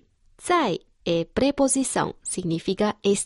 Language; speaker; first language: Portuguese; non-native, fluent; Chinese